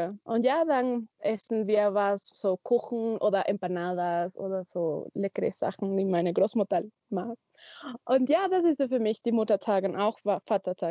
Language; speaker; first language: German; non-native, learner; Spanish